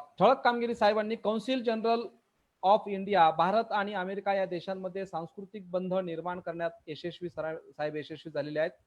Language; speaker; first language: Marathi; native; Marathi